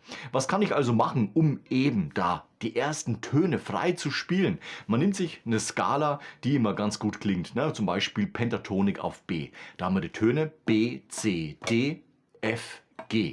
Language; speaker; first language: German; native; German